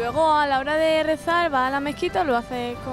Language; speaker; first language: Spanish; native; Spanish